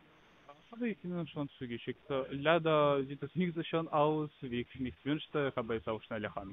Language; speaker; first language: German; non-native, learner; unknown